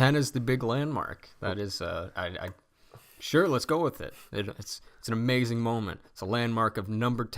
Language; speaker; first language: English; native; English